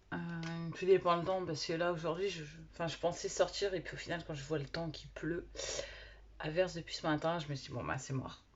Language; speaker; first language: French; native; French